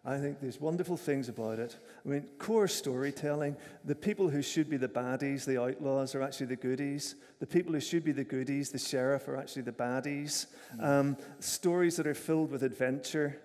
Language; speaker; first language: English; native; English